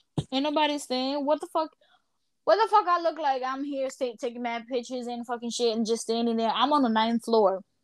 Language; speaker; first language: English; early bilingual, other home language; Spanish